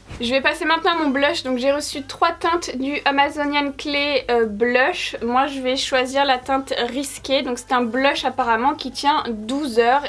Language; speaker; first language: French; native; French